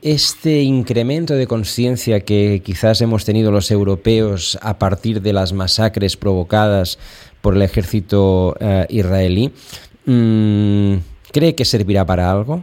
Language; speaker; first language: Spanish; non-native, local second language; Catalan